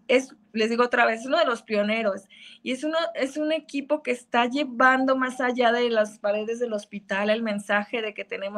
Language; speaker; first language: Spanish; native; Spanish